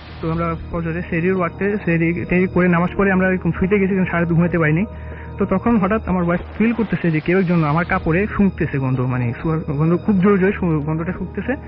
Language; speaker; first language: Bangla; native; Bangla